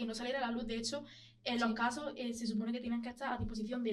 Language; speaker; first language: Spanish; native; Spanish